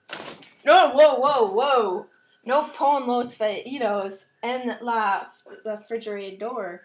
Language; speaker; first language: Spanish; non-native, learner; English